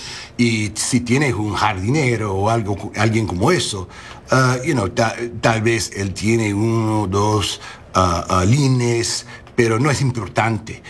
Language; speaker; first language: Spanish; non-native, learner; English